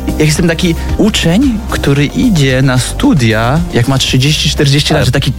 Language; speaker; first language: Polish; non-native, fluent; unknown